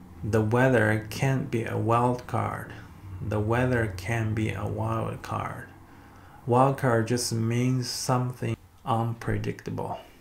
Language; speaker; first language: English; non-native, fluent; Chinese